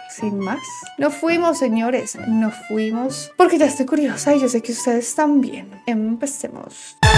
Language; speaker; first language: Spanish; native; Spanish